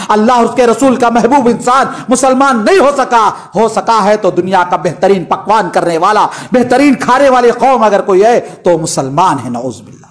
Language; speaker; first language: Urdu; native; Urdu